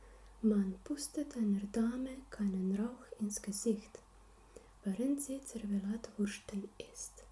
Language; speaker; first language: German; non-native, learner; Slovenian